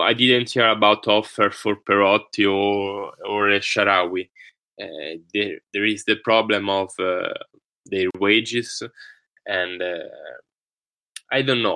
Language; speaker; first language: English; non-native, learner; Italian